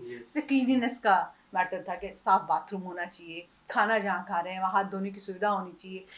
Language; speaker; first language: Hindi; native; Hindi